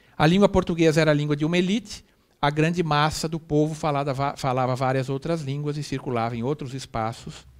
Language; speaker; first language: Portuguese; native; Portuguese